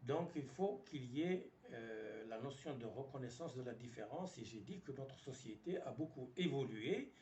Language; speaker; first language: French; non-native, local second language; Arabic